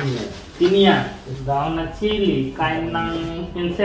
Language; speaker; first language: Filipino; non-native, learner; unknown